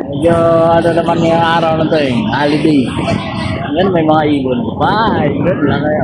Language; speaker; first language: Filipino; native; Filipino